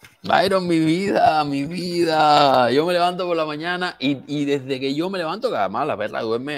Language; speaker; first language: Spanish; native; Spanish